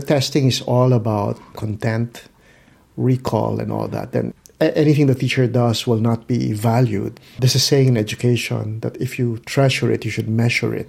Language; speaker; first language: English; non-native, local second language; Filipino